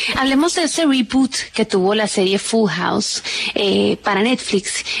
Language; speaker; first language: Spanish; native; Spanish